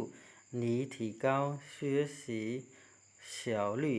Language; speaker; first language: Chinese; non-native, fluent; Khmer